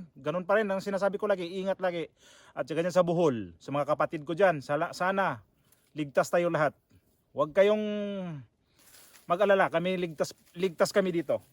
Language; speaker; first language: Filipino; native; Filipino